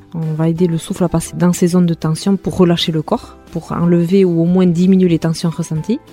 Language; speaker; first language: French; non-native, local second language; Basque